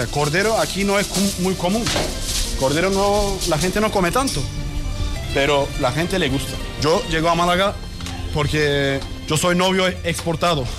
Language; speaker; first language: Spanish; non-native, learner; Turkish